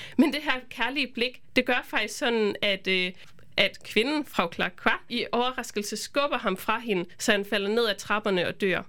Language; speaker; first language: Danish; native; Danish